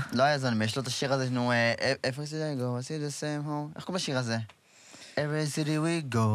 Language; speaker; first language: Hebrew; native; Hebrew